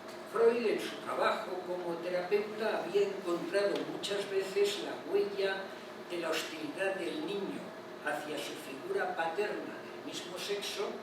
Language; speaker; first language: Spanish; native; Spanish